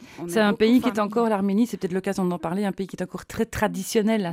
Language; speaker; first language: French; native; French